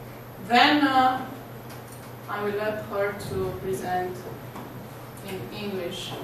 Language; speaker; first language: English; non-native, learner; Romanian